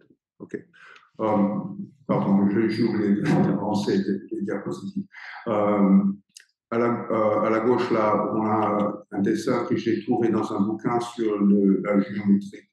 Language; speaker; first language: French; non-native, fluent; English